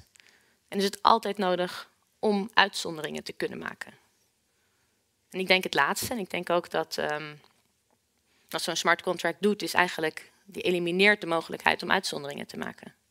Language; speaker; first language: Dutch; native; Dutch